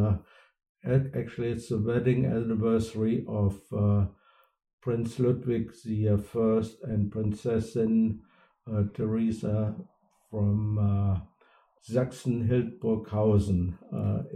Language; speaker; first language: English; non-native, fluent; German